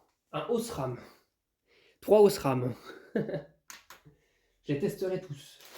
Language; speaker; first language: French; native; French